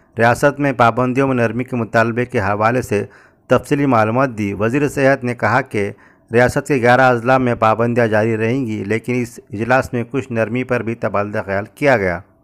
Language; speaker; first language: Urdu; native; Urdu